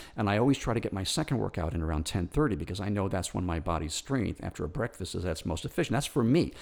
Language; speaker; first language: English; native; English